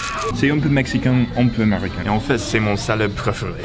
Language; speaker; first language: French; non-native, learner; English